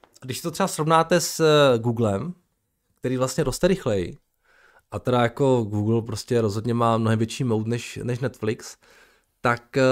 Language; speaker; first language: Czech; native; Czech